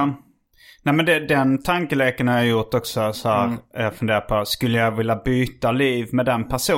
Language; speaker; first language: Swedish; native; Swedish